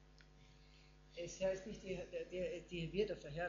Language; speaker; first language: German; native; German